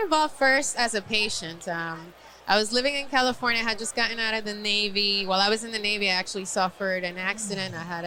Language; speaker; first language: English; non-native, fluent; Spanish